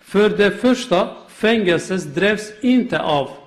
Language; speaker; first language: Swedish; non-native, learner; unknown